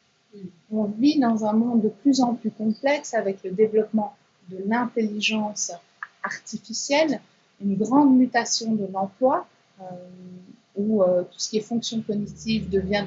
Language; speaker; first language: French; native; French